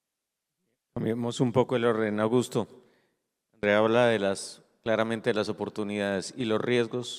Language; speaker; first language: Spanish; native; Spanish